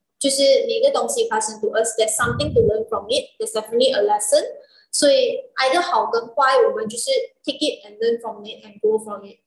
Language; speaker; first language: English; non-native, local second language; Chinese